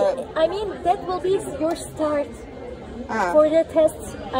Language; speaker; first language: English; non-native, fluent; Turkish